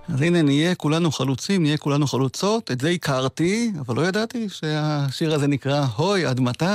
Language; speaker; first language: Hebrew; native; Hebrew